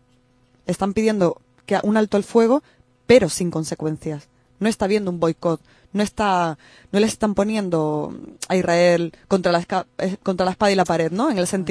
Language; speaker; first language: Spanish; native; Spanish